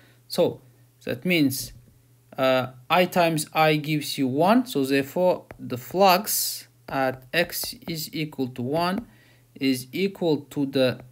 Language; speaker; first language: English; non-native, fluent; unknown